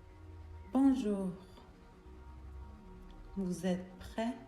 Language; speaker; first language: French; native; French